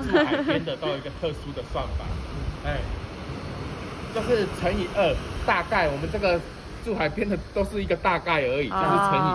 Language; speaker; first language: Chinese; native; Chinese